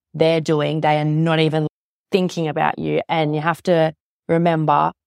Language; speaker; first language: English; native; English